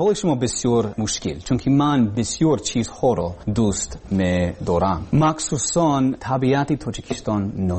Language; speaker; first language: Persian; non-native, learner; English